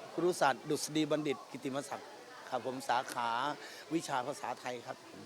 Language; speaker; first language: Thai; native; Thai